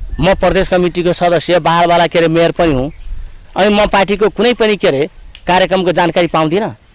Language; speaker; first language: Nepali; non-native, local second language; Rana Tharu